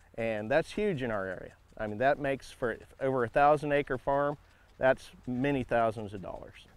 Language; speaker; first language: English; native; English